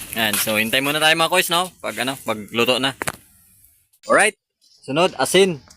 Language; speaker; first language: Filipino; non-native, local second language; Cebuano